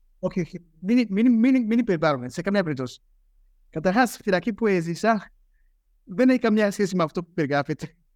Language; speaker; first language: Greek; non-native, fluent; Rundi